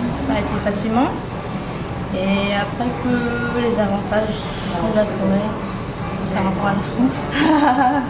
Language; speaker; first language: French; non-native, fluent; Korean